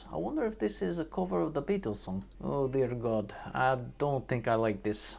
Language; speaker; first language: English; native; English